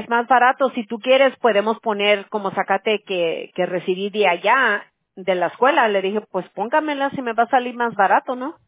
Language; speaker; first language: Spanish; early bilingual, heritage; Spanish